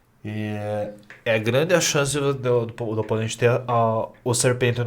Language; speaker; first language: Portuguese; native; Portuguese